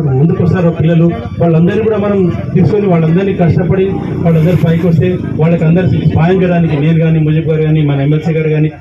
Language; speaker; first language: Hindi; non-native, local second language; Urdu